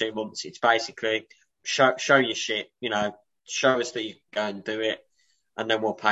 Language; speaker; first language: English; native; English